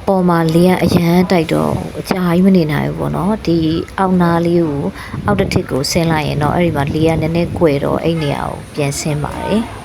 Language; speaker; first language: Burmese; native; Burmese